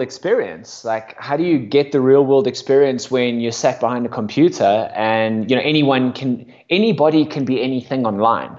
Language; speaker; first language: English; native; English